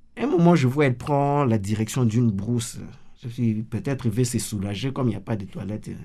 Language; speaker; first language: French; non-native, local second language; Lingala